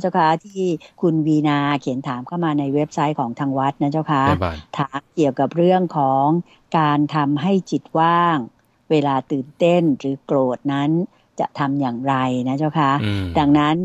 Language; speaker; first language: Thai; native; Thai